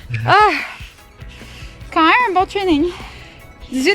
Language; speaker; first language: French; native; French